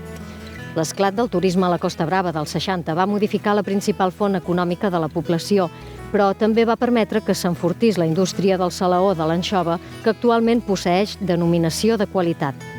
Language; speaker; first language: Catalan; native; Catalan